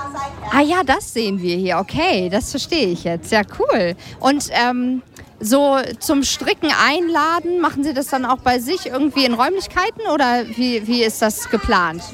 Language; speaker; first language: German; native; German